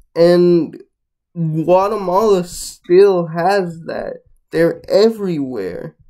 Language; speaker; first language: English; non-native, fluent; Spanish